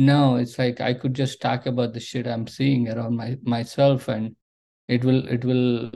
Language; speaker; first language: English; non-native, local second language; Telugu